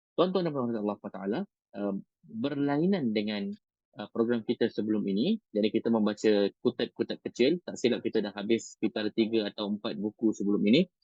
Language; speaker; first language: Malay; native; Malay